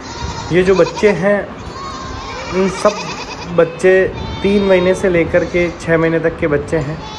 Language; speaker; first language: Hindi; native; Hindi